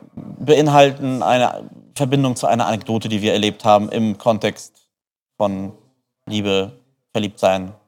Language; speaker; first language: German; early bilingual, other home language; Polish